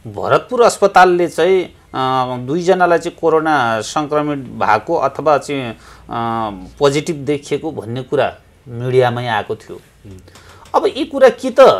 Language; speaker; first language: Nepali; native; Nepali